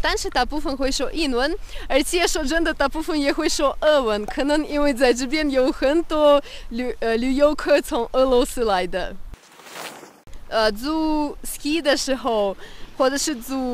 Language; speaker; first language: Chinese; non-native, fluent; Russian